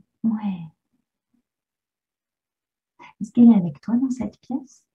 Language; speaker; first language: French; native; French